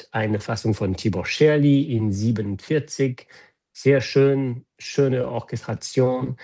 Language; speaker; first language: German; non-native, fluent; French